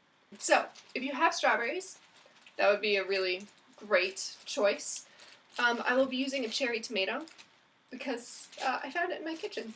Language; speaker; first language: English; native; English